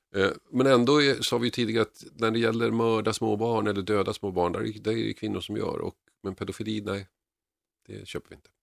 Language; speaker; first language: Swedish; native; Swedish